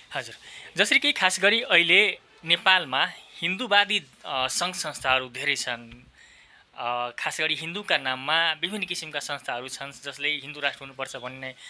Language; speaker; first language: Nepali; non-native, local second language; Maithili